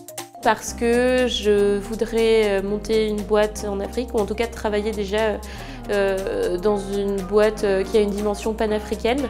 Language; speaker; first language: French; non-native, local second language; Malagasy